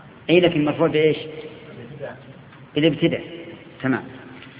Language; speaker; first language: Arabic; native; Arabic